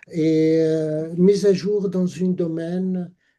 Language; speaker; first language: French; non-native, fluent; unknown